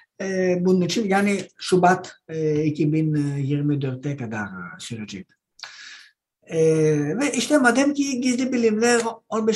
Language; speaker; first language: Turkish; non-native, learner; Greek